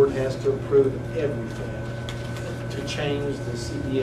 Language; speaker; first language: English; native; English